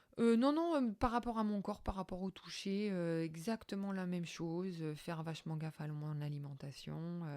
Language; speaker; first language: French; native; French